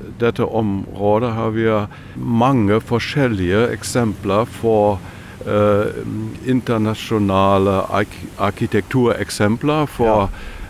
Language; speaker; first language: Norwegian; non-native, fluent; German